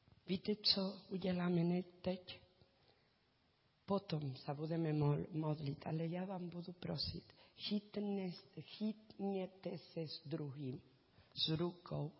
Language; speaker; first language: Czech; non-native, learner; Spanish